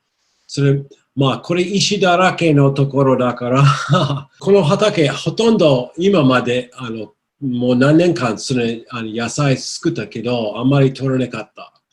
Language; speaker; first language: Japanese; non-native, learner; English